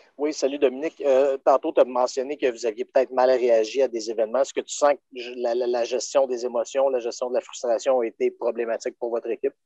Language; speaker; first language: French; native; French